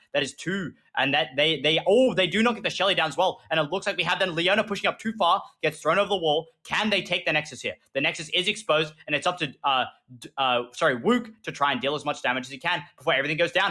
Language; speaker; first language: English; native; English